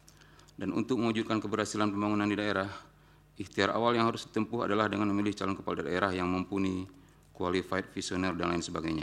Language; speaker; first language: Indonesian; native; Indonesian